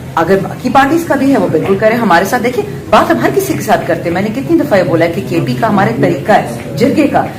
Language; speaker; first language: Urdu; non-native, local second language; Pashto